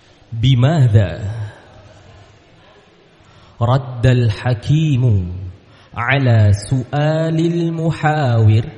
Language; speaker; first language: Arabic; non-native, learner; Indonesian